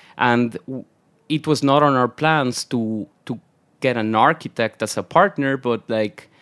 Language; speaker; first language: English; non-native, fluent; Spanish